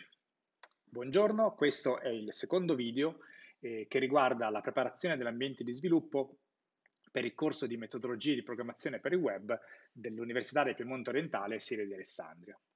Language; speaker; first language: Italian; native; Italian